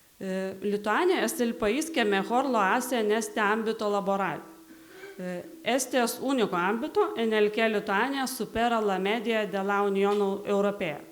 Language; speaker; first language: Spanish; non-native, learner; Lithuanian